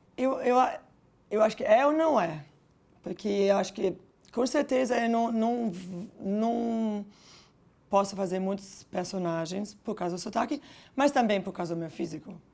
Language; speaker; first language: Portuguese; non-native, fluent; German